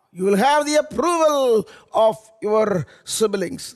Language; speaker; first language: English; non-native, local second language; Tamil